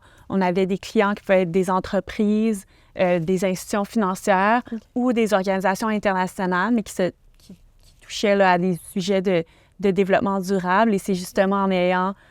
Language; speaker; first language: French; native; French